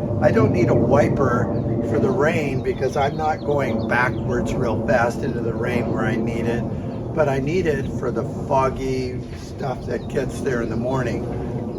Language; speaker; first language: English; native; English